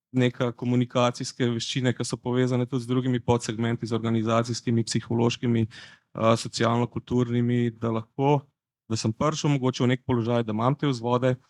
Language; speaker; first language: Slovenian; non-native, local second language; Bosnian